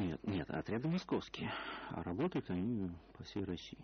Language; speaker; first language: Russian; native; Russian